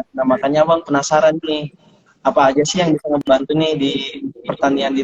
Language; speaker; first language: Indonesian; native; Indonesian